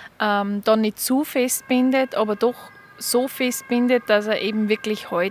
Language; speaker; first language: German; native; German